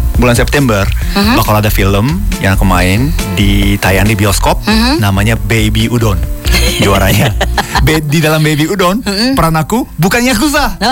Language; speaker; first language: Indonesian; non-native, fluent; Japanese